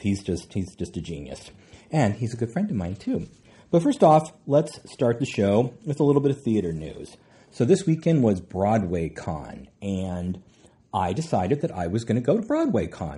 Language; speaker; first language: English; native; English